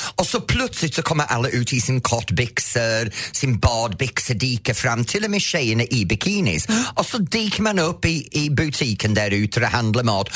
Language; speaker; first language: Swedish; non-native, fluent; English